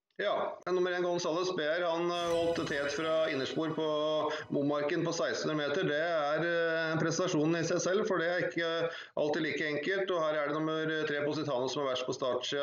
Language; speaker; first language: Norwegian; native; Norwegian